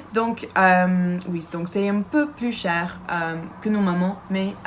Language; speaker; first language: French; non-native, learner; Dutch